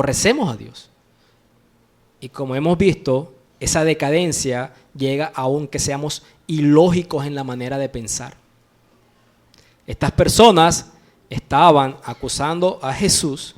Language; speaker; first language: Spanish; native; Spanish